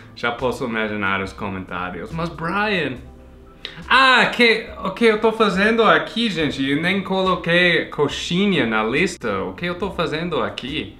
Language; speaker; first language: Portuguese; non-native, fluent; English